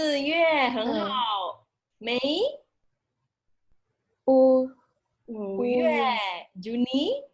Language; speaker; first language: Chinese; non-native, fluent; Indonesian